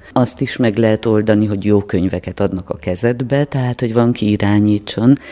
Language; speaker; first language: Hungarian; native; Hungarian